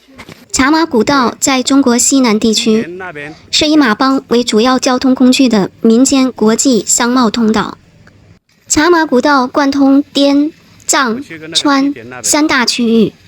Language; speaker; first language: Chinese; native; Chinese